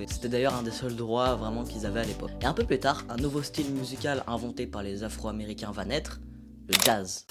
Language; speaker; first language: French; native; French